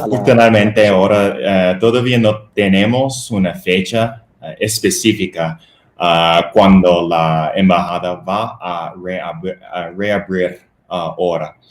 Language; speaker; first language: Spanish; non-native, fluent; English